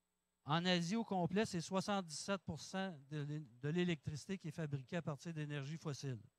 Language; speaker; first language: French; native; French